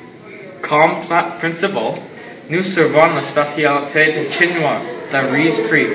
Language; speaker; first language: French; non-native, learner; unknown